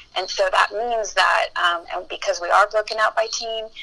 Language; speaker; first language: English; early bilingual, other home language; Spanish